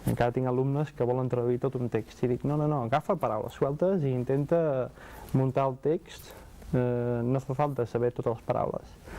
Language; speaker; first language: Catalan; non-native, fluent; English